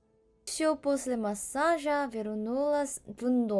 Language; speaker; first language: Russian; non-native, fluent; Korean